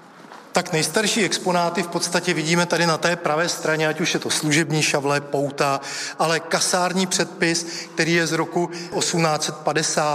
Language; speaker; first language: Czech; native; Czech